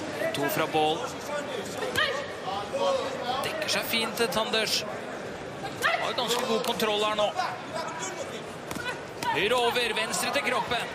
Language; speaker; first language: Norwegian; native; Norwegian